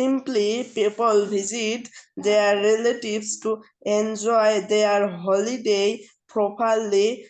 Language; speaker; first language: English; non-native, learner; Bangla